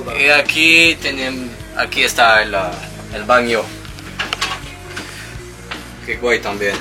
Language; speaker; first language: Spanish; non-native, learner; French